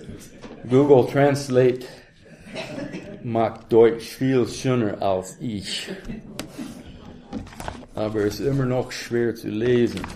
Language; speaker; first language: German; non-native, learner; English